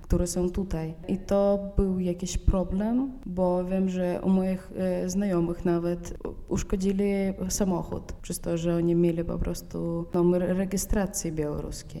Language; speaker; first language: Polish; non-native, fluent; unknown